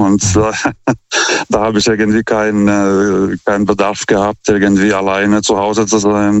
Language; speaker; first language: German; non-native, fluent; Lithuanian